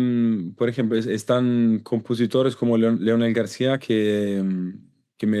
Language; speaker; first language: Spanish; non-native, learner; Italian